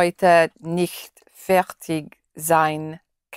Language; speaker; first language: German; non-native, learner; English